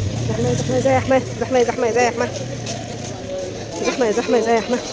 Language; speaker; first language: Arabic; native; Arabic